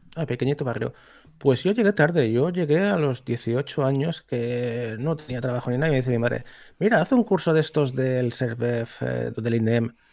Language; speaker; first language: Spanish; native; Spanish